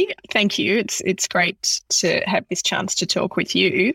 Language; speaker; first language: English; native; English